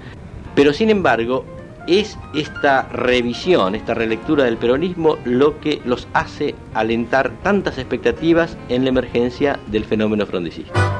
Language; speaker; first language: Spanish; native; Spanish